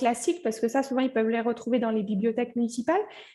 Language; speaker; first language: French; native; French